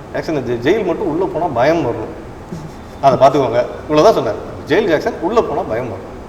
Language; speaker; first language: Tamil; native; Tamil